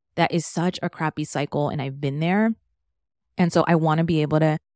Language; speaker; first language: English; native; English